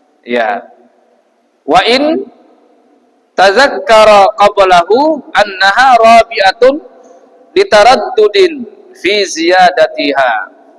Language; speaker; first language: Arabic; non-native, fluent; Indonesian